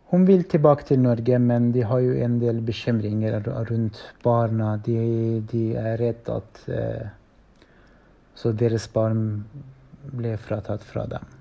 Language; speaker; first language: Norwegian; non-native, fluent; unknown